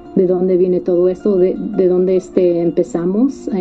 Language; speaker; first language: Spanish; early bilingual, heritage; Spanish